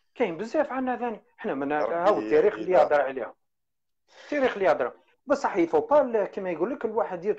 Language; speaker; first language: Arabic; native; Arabic